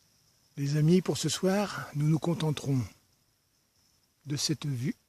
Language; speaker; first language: French; native; French